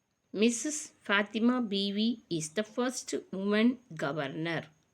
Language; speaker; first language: English; non-native, local second language; Tamil